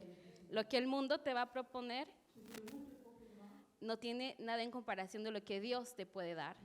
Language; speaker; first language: Spanish; early bilingual, heritage; Spanish